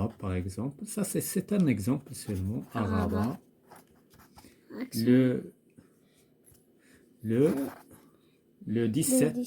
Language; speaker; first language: French; non-native, local second language; Arabic